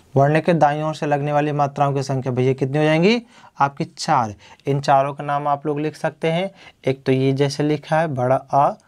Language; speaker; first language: Hindi; native; Hindi